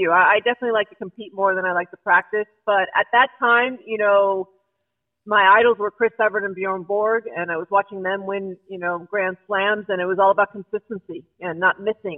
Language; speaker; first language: English; native; English